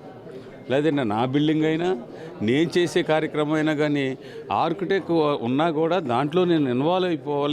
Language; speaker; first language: Telugu; native; Telugu